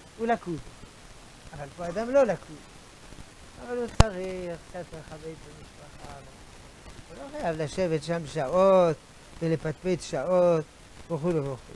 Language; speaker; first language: Hebrew; non-native, fluent; French